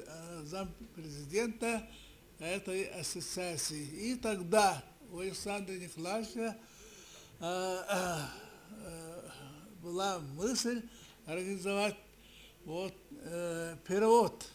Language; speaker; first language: Russian; non-native, local second language; Yakut